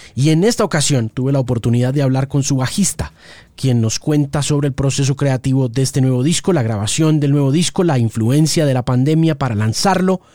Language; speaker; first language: Spanish; native; Spanish